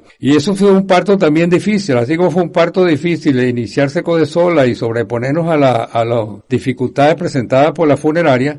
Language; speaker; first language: Spanish; native; Spanish